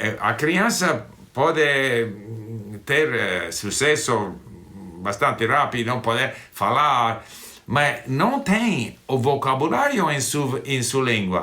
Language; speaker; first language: Portuguese; non-native, fluent; English